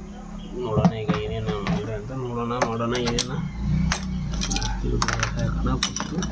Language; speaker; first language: Kannada; native; Kannada